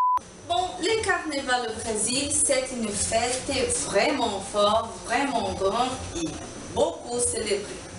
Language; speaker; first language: French; non-native, learner; Portuguese